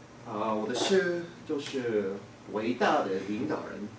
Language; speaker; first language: Chinese; non-native, learner; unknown